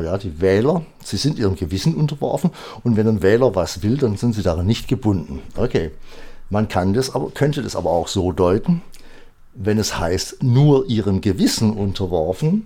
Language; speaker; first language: German; native; German